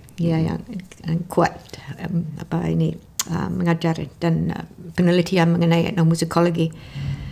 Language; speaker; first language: Indonesian; non-native, fluent; English